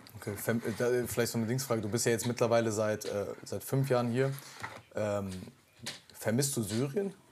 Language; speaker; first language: German; early bilingual, other home language; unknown